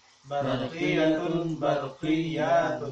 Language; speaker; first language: Arabic; non-native, learner; Indonesian